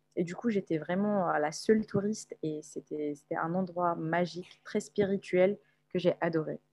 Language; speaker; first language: French; non-native, local second language; Arabic